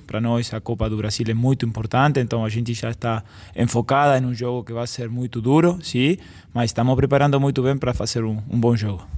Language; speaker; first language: Portuguese; non-native, fluent; Spanish